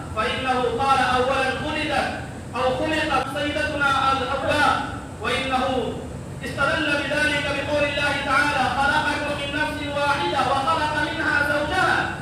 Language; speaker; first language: Arabic; non-native, fluent; Urdu